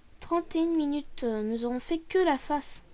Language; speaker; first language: French; native; French